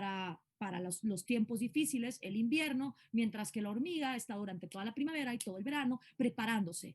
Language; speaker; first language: Spanish; native; Spanish